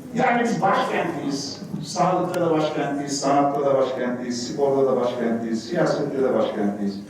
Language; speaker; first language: Turkish; native; Turkish